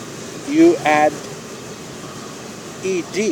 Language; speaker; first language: English; non-native, fluent; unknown